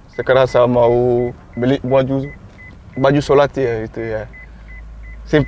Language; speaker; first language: Indonesian; non-native, learner; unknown